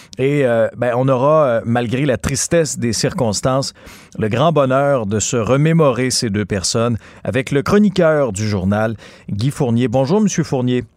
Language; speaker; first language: French; native; French